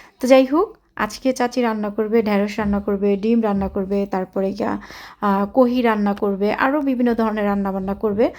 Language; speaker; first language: Bangla; native; Bangla